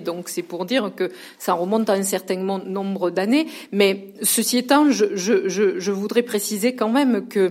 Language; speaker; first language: French; native; French